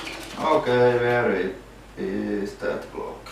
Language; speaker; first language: English; non-native, fluent; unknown